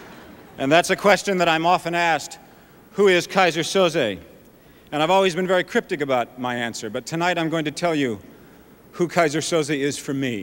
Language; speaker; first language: English; native; English